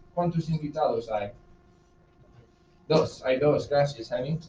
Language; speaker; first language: Spanish; non-native, fluent; English